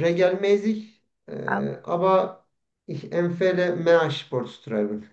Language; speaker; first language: German; non-native, learner; Turkish